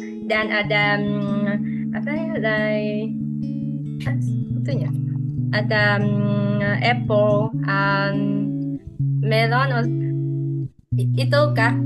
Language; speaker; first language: Indonesian; non-native, fluent; Vietnamese